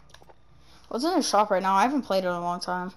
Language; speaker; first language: English; native; English